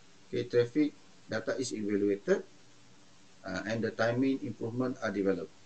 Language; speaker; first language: English; non-native, local second language; Malay